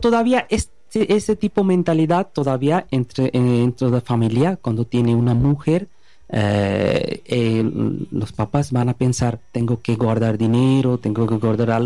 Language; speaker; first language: Spanish; non-native, learner; Bangla